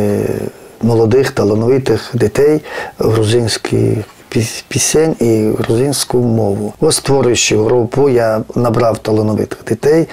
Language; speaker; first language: Ukrainian; non-native, fluent; Georgian